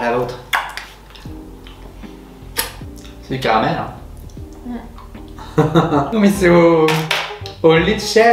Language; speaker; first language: French; native; French